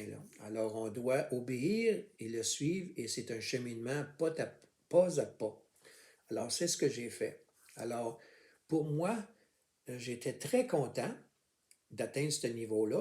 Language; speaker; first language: French; native; French